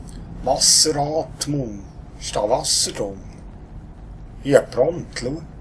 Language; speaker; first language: German; native; German